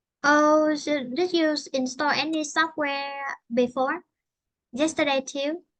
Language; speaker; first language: English; non-native, fluent; Vietnamese